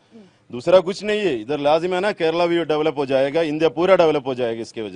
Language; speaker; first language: Hindi; non-native, local second language; Malayalam